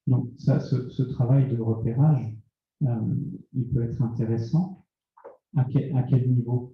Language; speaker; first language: French; native; French